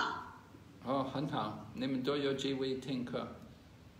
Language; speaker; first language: Chinese; non-native, fluent; English